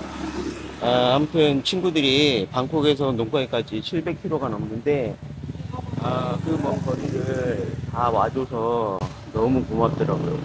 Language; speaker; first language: Korean; native; Korean